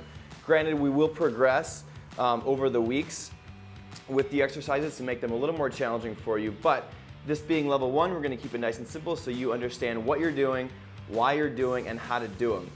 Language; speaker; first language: English; native; English